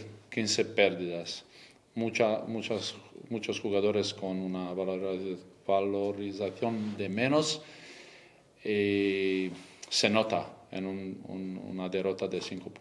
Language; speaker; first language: Spanish; non-native, learner; Croatian